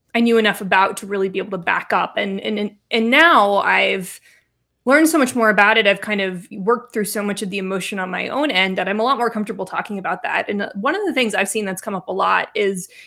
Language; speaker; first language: English; native; English